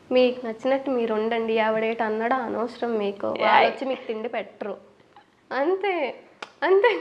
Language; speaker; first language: Telugu; non-native, local second language; Bangla